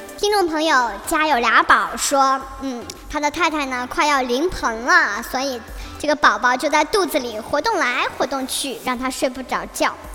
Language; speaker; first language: Chinese; native; Chinese